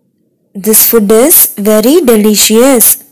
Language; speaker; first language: English; non-native, local second language; Tamil